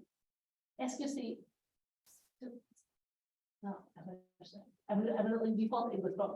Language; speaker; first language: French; non-native, learner; English